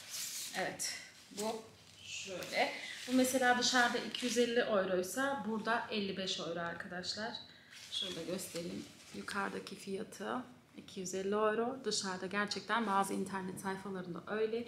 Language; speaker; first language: Turkish; native; Turkish